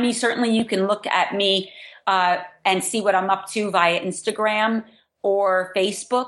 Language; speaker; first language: English; native; English